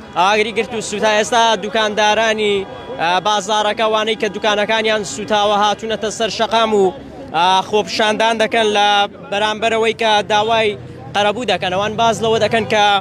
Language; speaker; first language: Central Kurdish; native; Central Kurdish